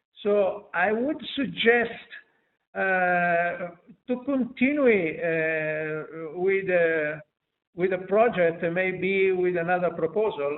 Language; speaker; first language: English; non-native, fluent; Italian